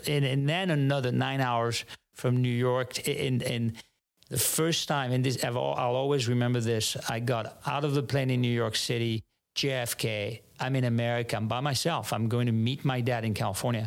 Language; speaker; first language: English; non-native, fluent; French